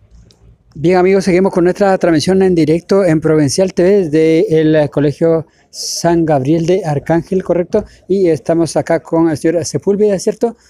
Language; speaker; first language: Spanish; native; Spanish